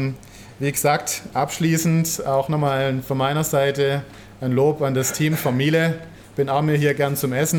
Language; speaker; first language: German; native; German